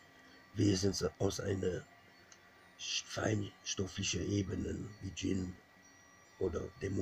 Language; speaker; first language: German; non-native, fluent; French